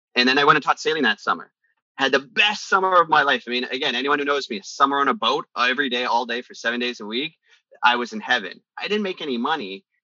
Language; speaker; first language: English; early bilingual, other home language; Italian